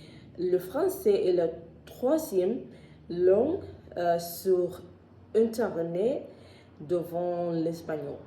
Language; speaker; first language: French; non-native, learner; Spanish